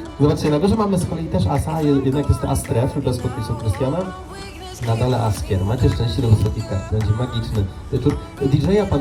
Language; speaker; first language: Polish; native; Polish